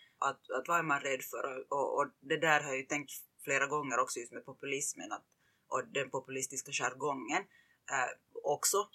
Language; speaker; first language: Swedish; native; Swedish